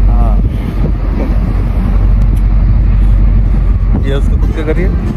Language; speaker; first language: Hindi; non-native, learner; Bangla